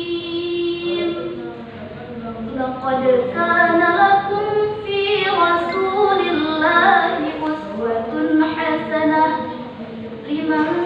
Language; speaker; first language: Arabic; non-native, fluent; Indonesian